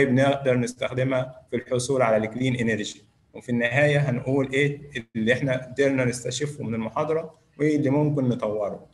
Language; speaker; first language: Arabic; native; Arabic